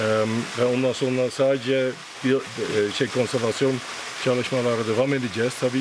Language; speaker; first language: Turkish; non-native, fluent; Dutch